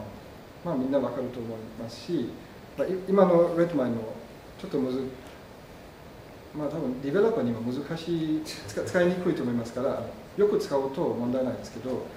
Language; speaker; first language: Japanese; non-native, fluent; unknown